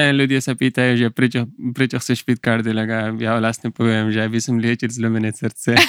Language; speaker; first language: Slovak; non-native, learner; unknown